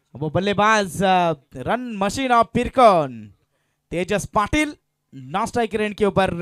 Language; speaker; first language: Hindi; non-native, local second language; Marathi